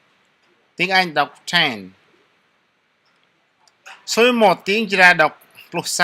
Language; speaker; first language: Vietnamese; non-native, local second language; Jarai